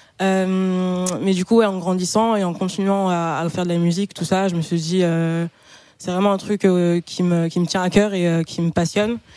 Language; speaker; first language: French; native; French